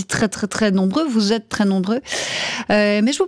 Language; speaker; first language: French; native; French